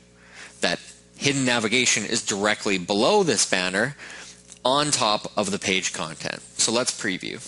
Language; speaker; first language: English; native; English